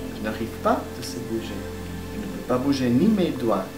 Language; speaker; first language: French; non-native, learner; Italian